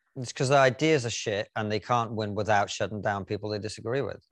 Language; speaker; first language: English; non-native, fluent; Russian